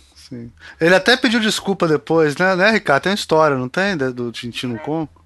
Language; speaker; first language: Portuguese; native; Portuguese